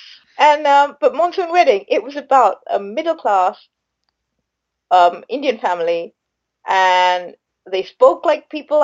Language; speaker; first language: English; non-native, local second language; Sinhala